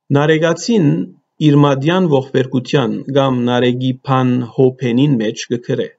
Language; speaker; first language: Armenian; early bilingual, heritage; Armenian